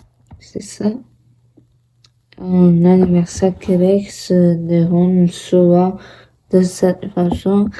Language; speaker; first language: French; non-native, learner; Portuguese